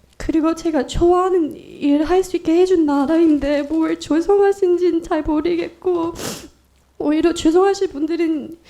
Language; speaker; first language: Korean; non-native, fluent; Vietnamese